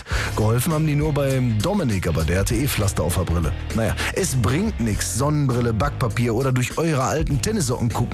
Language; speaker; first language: German; native; German